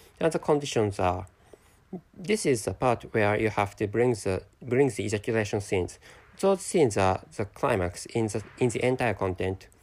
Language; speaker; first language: English; non-native, fluent; Japanese